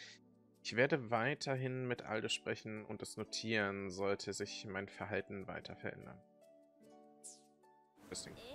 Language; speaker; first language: German; native; German